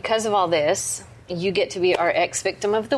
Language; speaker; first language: English; native; English